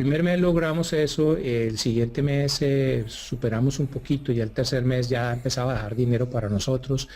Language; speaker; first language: Spanish; native; Spanish